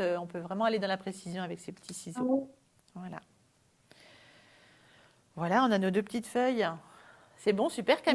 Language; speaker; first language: French; native; French